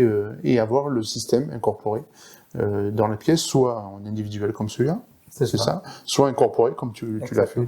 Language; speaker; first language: French; native; French